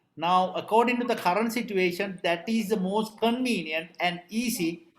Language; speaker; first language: English; non-native, local second language; Sinhala